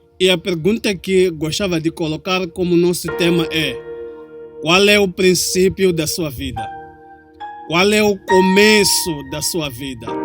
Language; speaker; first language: Portuguese; non-native, local second language; Tsonga